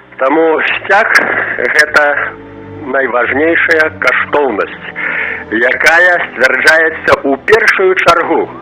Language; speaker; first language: Belarusian; native; Belarusian